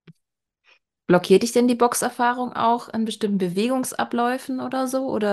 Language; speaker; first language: German; native; German